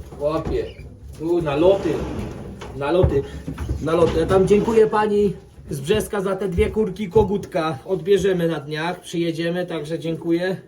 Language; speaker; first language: Polish; native; Polish